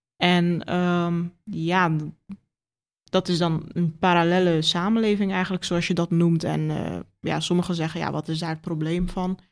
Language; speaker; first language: Dutch; early bilingual, other home language; Turkish